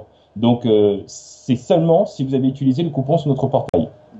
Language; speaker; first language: French; native; French